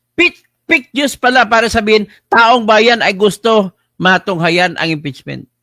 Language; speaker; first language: Filipino; non-native, local second language; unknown